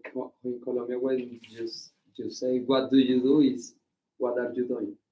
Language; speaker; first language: English; non-native, learner; Spanish